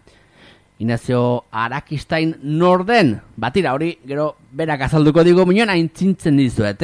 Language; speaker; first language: Basque; native; Basque